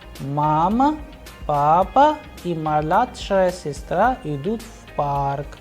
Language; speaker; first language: Russian; non-native, fluent; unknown